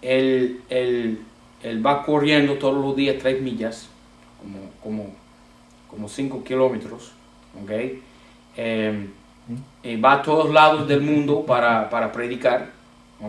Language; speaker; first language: Spanish; non-native, fluent; English